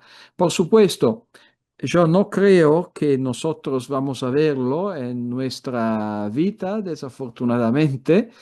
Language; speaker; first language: Spanish; non-native, fluent; Italian